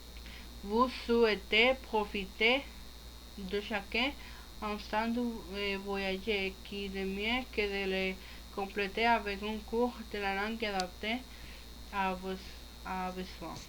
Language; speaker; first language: French; non-native, learner; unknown